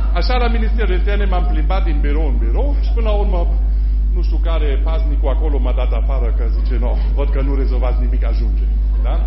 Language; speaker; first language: Romanian; non-native, fluent; German